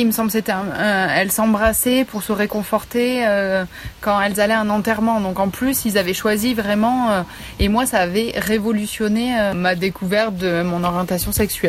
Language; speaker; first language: French; native; French